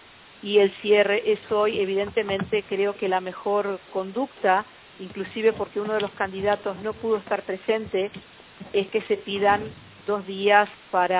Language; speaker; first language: Spanish; native; Spanish